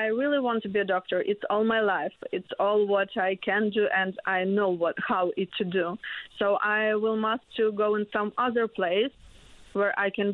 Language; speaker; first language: English; non-native, learner; Ukrainian